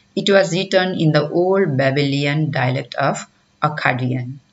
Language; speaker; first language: English; non-native, local second language; Nepali